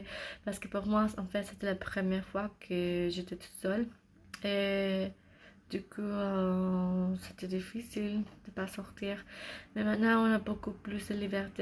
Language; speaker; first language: French; non-native, learner; English